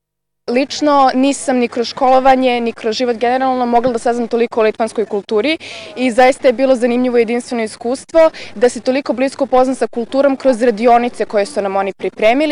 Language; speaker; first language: Serbian; native; Serbian